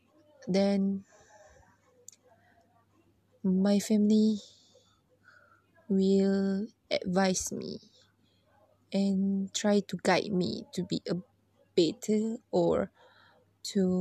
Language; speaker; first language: English; non-native, learner; Malay